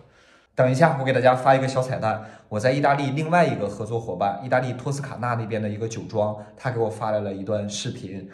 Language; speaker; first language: Chinese; native; Chinese